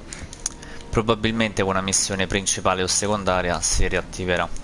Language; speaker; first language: Italian; native; Italian